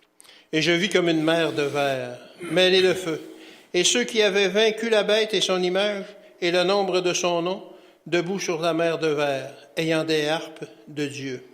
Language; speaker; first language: French; native; French